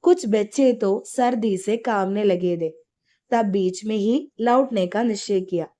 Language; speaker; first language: Hindi; non-native, local second language; Malayalam